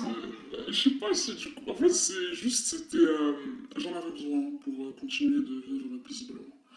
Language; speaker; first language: French; non-native, local second language; Arabic